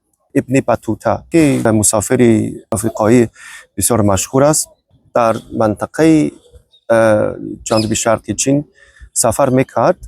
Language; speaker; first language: Persian; non-native, fluent; Chinese